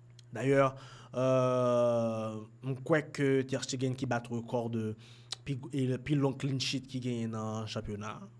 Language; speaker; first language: French; non-native, local second language; Haitian Creole